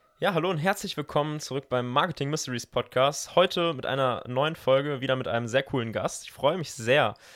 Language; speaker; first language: German; native; German